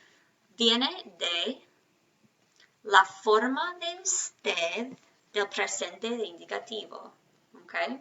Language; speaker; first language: Spanish; non-native, fluent; English